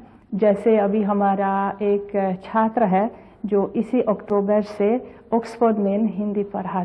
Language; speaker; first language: Hindi; non-native, fluent; Hungarian